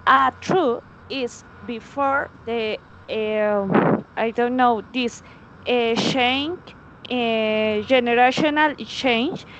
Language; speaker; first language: English; non-native, learner; Spanish